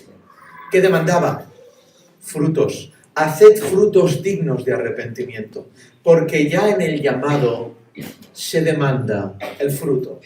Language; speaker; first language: Spanish; native; Spanish